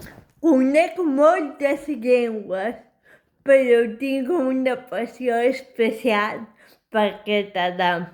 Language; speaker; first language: Catalan; non-native, fluent; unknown